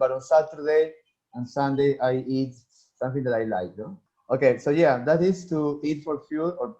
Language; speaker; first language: English; non-native, fluent; Spanish